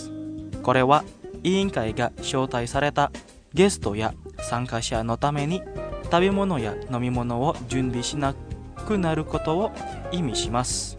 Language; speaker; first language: Japanese; non-native, fluent; Indonesian